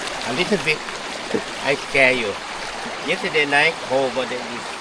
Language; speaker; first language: English; non-native, learner; Thai